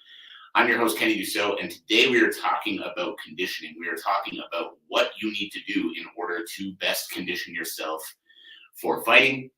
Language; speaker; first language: English; native; English